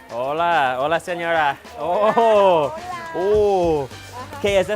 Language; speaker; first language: Spanish; non-native, learner; English